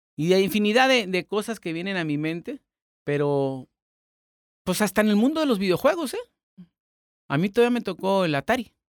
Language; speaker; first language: Spanish; native; Spanish